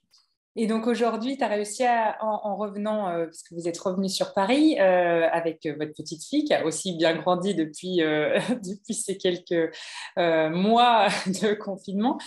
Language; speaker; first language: French; native; French